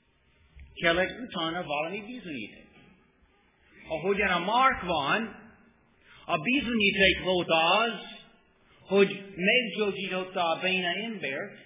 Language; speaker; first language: Hungarian; non-native, learner; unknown